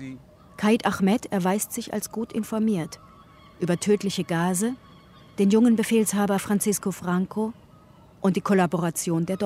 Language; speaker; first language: German; native; German